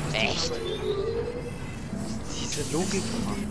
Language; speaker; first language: German; native; German